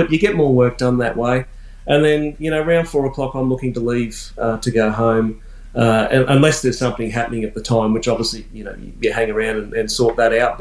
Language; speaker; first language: English; native; English